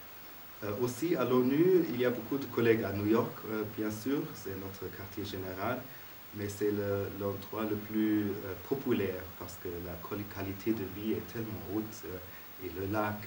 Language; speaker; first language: French; non-native, fluent; German